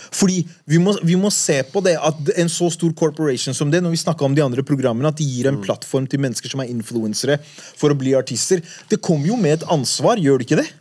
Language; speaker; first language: Norwegian; early bilingual, other home language; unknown